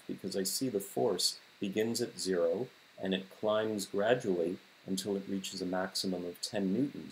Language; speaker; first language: English; native; English